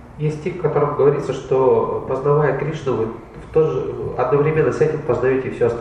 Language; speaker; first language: Russian; native; Russian